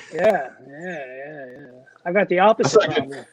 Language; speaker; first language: English; native; English